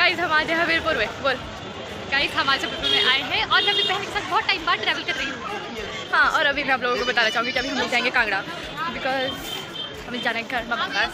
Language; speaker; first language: Hindi; native; Hindi